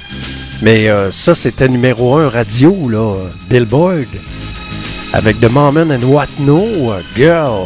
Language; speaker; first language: French; native; French